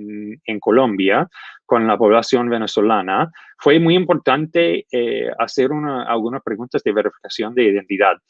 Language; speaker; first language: Spanish; non-native, fluent; English